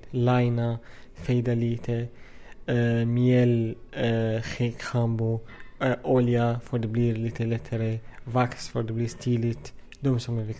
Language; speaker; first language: Swedish; non-native, fluent; Arabic